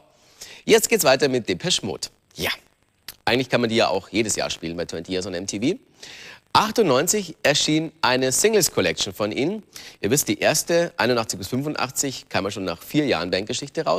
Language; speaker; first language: German; native; German